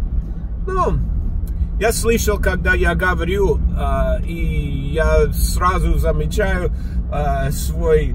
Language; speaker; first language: Russian; non-native, fluent; English